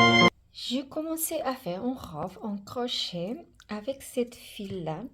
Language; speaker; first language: French; non-native, fluent; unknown